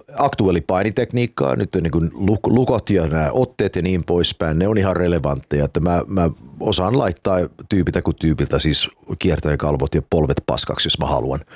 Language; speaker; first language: Finnish; early bilingual, heritage; Finnish